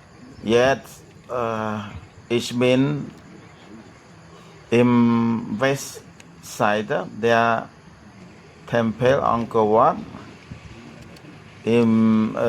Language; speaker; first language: German; non-native, learner; Khmer